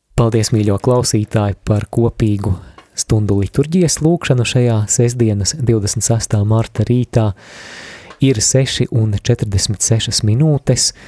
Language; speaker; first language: Latvian; native; Latvian